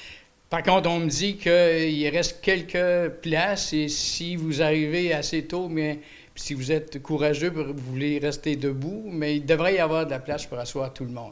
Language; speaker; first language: French; native; French